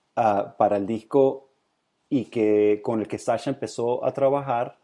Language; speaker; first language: Spanish; native; Spanish